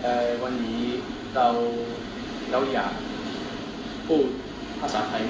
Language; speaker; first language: Thai; non-native, learner; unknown